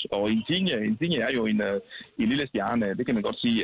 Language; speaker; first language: Danish; non-native, fluent; Italian